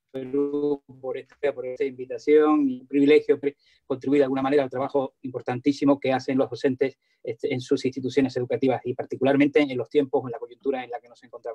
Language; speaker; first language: Spanish; native; Spanish